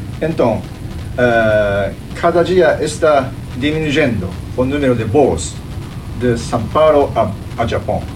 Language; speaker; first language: Portuguese; non-native, fluent; Japanese